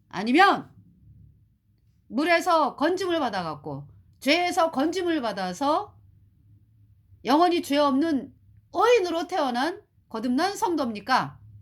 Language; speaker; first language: Korean; native; Korean